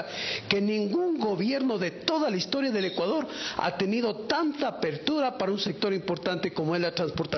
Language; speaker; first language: Spanish; native; Spanish